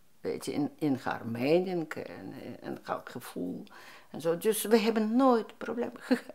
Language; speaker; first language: Dutch; non-native, fluent; Russian